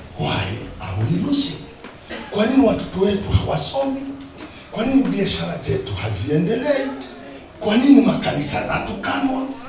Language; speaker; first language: Swahili; non-native, local second language; Kikuyu